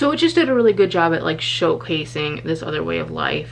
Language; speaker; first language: English; native; English